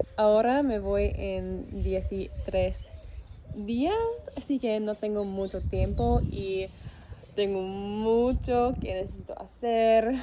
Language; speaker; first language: Spanish; non-native, learner; English